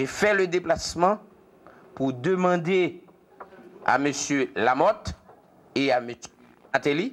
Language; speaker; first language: French; non-native, local second language; Haitian Creole